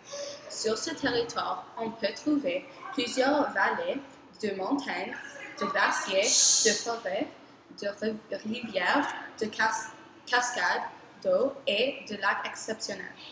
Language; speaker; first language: French; non-native, learner; English